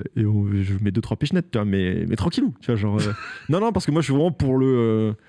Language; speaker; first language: French; native; French